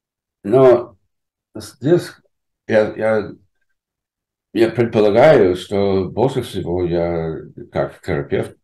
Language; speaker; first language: Russian; non-native, fluent; English